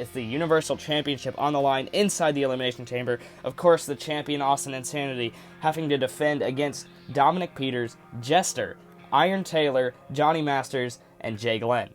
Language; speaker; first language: English; native; English